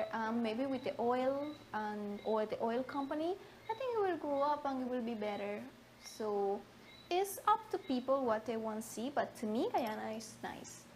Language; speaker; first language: English; non-native, fluent; Spanish